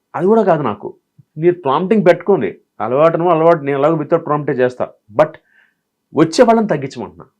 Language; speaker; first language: Telugu; native; Telugu